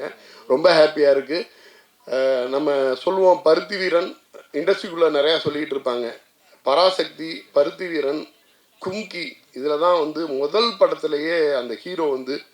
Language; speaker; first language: Tamil; native; Tamil